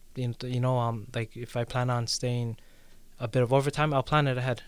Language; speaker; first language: English; native; English